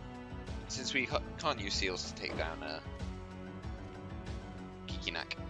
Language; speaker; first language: English; native; English